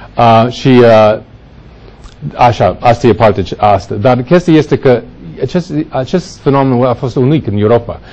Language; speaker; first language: Romanian; non-native, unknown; English